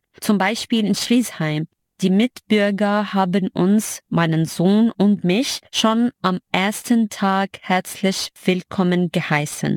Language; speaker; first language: German; non-native, fluent; Arabic